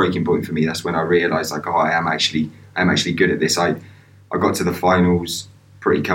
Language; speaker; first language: English; native; English